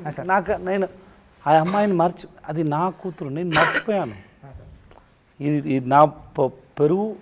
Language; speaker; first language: Telugu; non-native, learner; Tamil